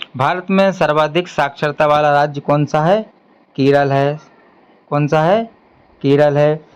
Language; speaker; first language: Hindi; native; Hindi